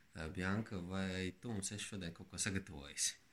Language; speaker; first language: Latvian; native; Latvian